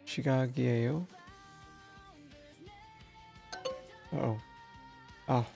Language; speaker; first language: Korean; non-native, learner; English